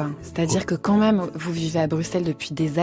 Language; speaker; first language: French; native; French